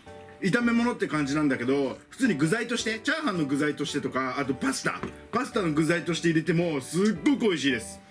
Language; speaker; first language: Japanese; native; Japanese